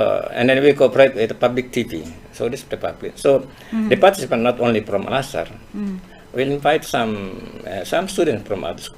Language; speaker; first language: English; non-native, fluent; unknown